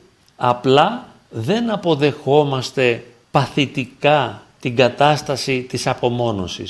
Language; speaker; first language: Greek; native; Greek